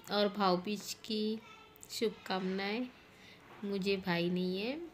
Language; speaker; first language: Hindi; non-native, local second language; Marathi